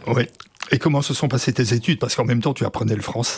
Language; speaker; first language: French; native; French